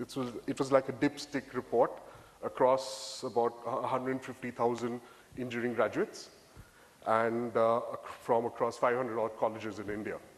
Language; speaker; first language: English; non-native, local second language; Bangla